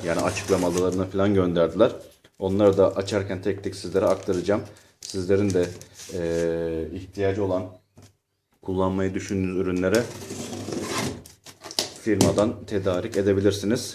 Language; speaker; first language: Turkish; native; Turkish